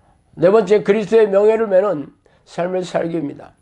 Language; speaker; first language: Korean; native; Korean